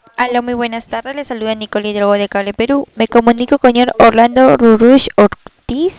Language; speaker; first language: Spanish; native; Spanish